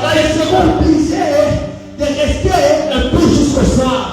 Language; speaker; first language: French; non-native, local second language; Lingala